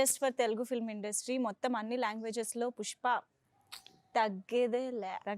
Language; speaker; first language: Telugu; native; Telugu